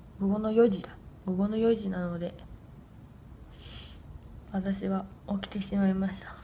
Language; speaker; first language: Japanese; early bilingual, other home language; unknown